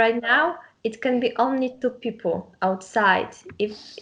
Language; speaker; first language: English; non-native, learner; Polish